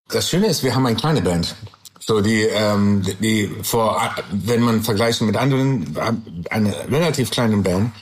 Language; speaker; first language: German; non-native, learner; English